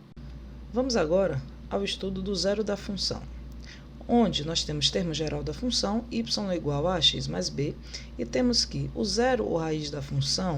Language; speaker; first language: Portuguese; native; Portuguese